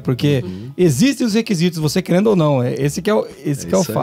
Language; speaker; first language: Portuguese; native; Portuguese